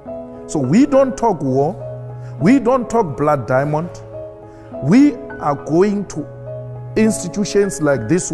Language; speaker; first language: English; non-native, local second language; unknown